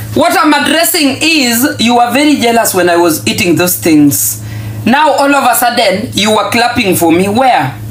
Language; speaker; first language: English; non-native, local second language; Luo (Kenya and Tanzania)